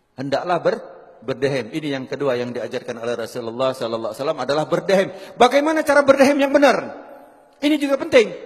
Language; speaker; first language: Indonesian; native; Indonesian